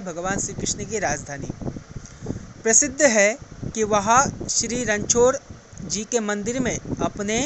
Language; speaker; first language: Hindi; non-native, local second language; Assamese